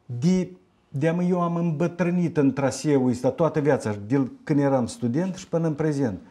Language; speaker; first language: Romanian; native; Romanian